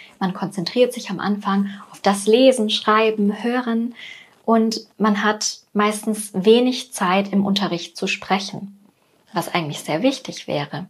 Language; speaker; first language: German; native; German